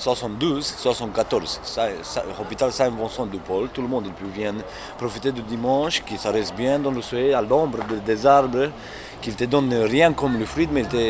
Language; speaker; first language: French; non-native, learner; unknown